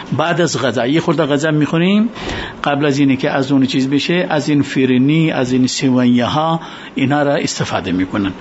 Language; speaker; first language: Persian; non-native, fluent; Urdu